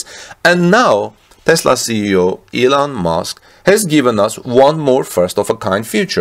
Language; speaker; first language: English; non-native, fluent; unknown